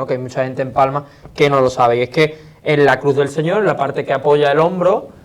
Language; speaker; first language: Spanish; native; Spanish